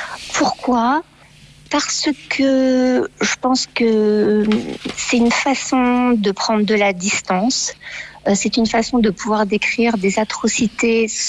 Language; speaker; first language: French; native; French